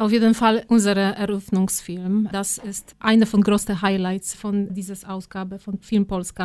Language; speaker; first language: German; non-native, fluent; Polish